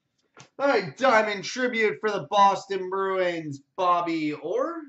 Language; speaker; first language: English; native; English